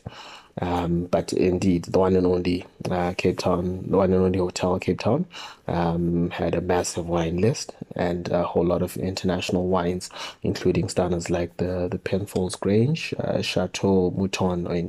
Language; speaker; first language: English; non-native, local second language; North Ndebele